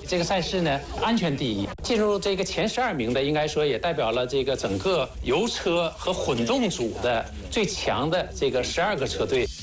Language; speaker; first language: Chinese; native; Chinese